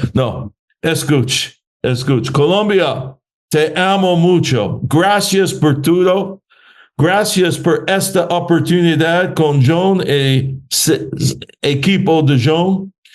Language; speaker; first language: Spanish; non-native, learner; English